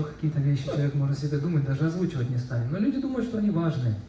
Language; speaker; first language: Russian; native; Russian